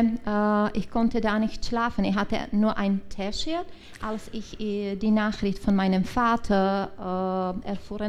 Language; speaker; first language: German; non-native, learner; Czech